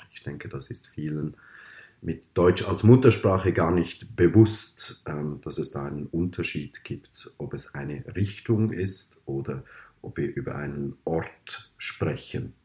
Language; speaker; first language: German; native; German